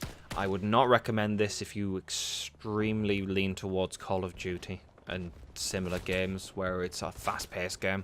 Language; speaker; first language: English; native; English